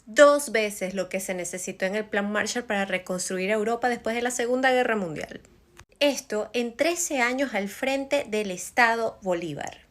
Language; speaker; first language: Spanish; native; Spanish